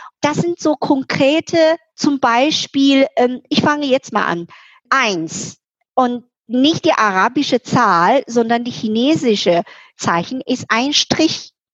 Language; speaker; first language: German; non-native, fluent; Chinese